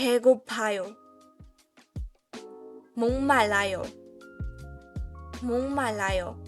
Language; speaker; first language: Korean; non-native, fluent; Burmese